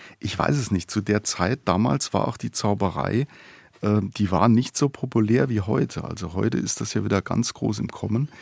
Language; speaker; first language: German; native; German